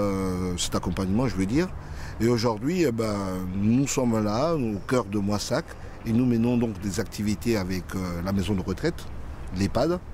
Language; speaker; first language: French; native; French